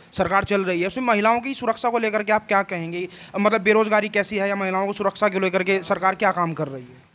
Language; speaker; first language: Hindi; native; Hindi